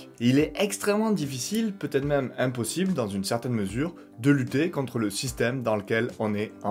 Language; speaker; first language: French; native; French